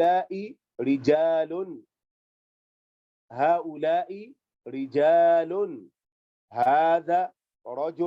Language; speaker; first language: Arabic; non-native, fluent; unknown